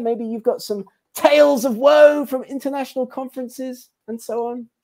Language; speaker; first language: English; native; English